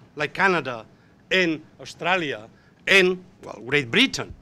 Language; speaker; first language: English; non-native, fluent; Spanish